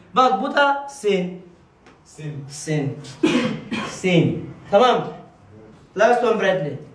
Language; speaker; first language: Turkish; non-native, fluent; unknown